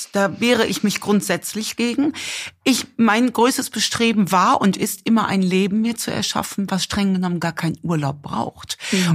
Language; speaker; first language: German; native; German